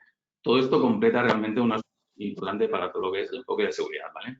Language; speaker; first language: Spanish; native; Spanish